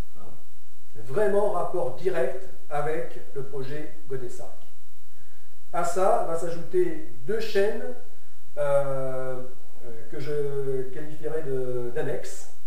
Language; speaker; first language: French; native; French